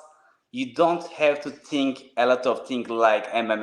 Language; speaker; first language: English; non-native, learner; Turkish